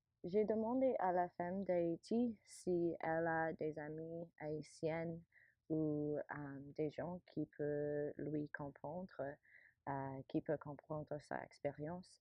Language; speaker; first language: French; non-native, learner; English